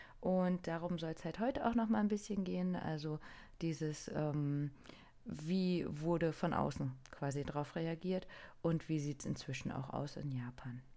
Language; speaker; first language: German; non-native, fluent; Japanese